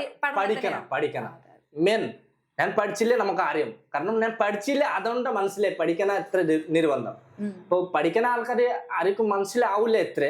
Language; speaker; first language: Malayalam; non-native, local second language; Bangla